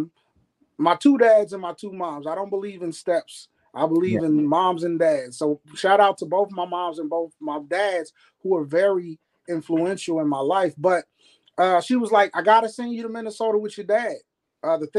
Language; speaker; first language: English; native; English